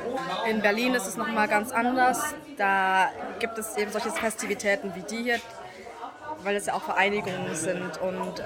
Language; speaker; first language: German; early bilingual, other home language; Vietnamese